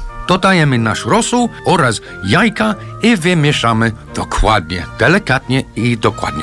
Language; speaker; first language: Polish; non-native, learner; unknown